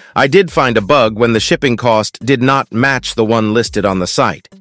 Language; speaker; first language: English; non-native, fluent; Russian